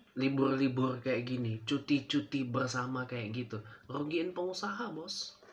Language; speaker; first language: Indonesian; non-native, fluent; English